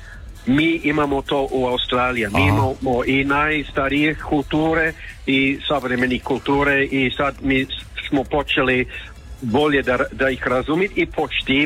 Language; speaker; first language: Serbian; early bilingual, heritage; Croatian